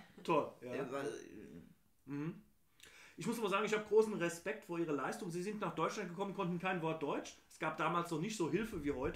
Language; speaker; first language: German; native; German